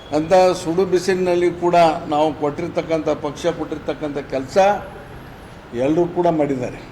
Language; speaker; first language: Kannada; native; Kannada